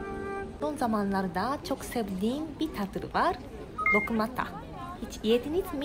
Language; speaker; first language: Turkish; non-native, learner; Japanese